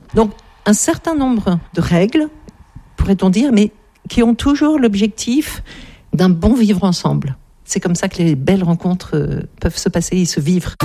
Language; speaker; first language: French; native; French